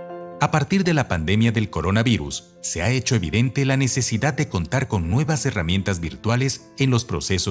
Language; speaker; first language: Spanish; native; Spanish